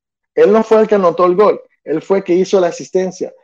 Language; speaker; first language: Spanish; early bilingual, other home language; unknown